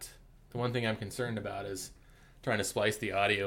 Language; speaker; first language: English; native; English